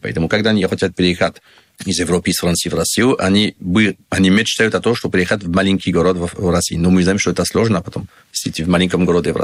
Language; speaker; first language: Russian; non-native, learner; French